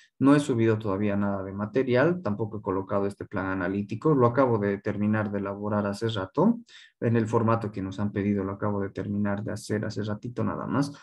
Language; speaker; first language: Spanish; non-native, local second language; Quechua